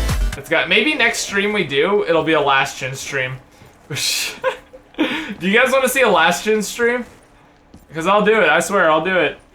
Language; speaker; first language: English; native; English